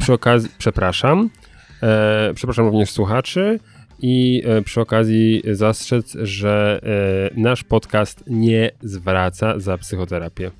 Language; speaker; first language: Polish; native; Polish